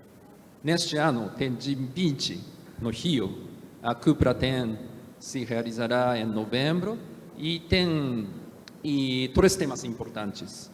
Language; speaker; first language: Portuguese; non-native, fluent; Japanese